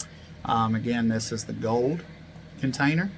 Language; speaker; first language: English; native; English